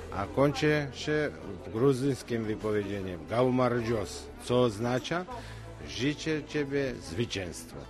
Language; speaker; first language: Polish; non-native, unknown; Georgian